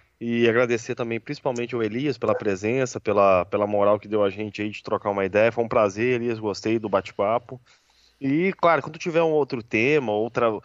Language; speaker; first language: Portuguese; native; Portuguese